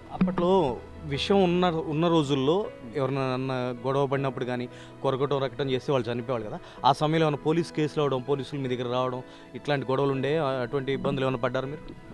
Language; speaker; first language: Telugu; native; Telugu